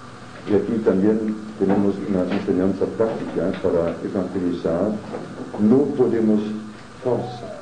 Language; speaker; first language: Spanish; non-native, fluent; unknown